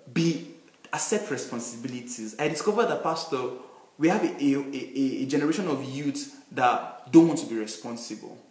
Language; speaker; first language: English; non-native, local second language; Yoruba